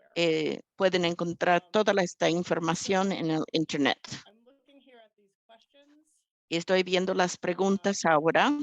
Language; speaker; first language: Spanish; non-native, fluent; English